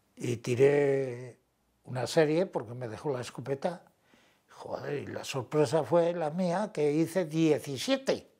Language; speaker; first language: Spanish; native; Spanish